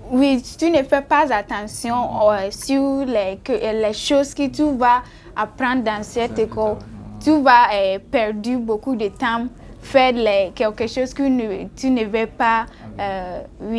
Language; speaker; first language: French; non-native, learner; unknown